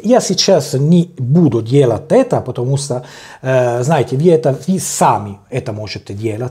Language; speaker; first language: Russian; non-native, learner; Italian